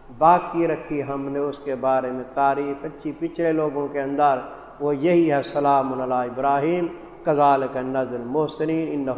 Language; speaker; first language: Urdu; native; Urdu